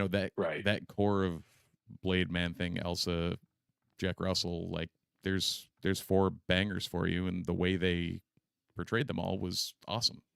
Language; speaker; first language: English; native; English